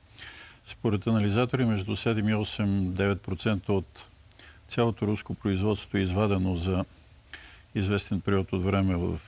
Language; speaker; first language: Bulgarian; native; Bulgarian